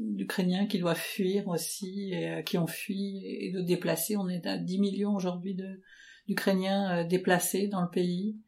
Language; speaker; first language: French; non-native, fluent; Ukrainian